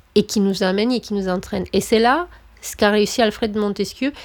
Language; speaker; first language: French; non-native, fluent; Romanian